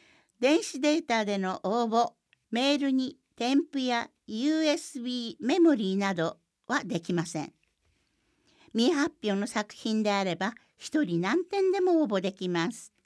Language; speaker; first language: Japanese; native; Japanese